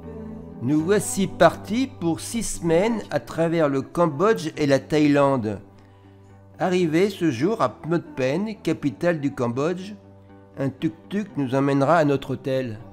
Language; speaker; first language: French; native; French